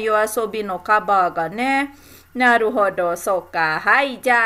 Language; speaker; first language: Japanese; non-native, fluent; Indonesian